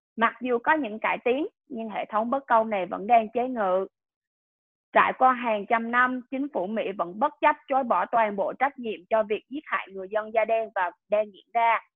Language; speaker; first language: Vietnamese; early bilingual, heritage; Vietnamese